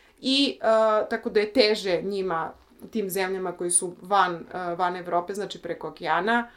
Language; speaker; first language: Serbian; native; Serbian